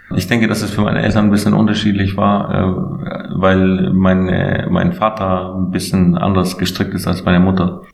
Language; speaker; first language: German; non-native, fluent; Albanian